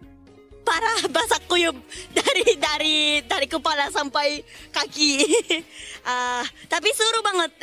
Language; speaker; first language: Indonesian; non-native, learner; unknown